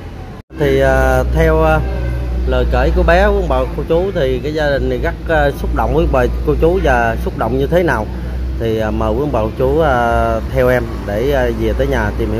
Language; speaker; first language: Vietnamese; native; Vietnamese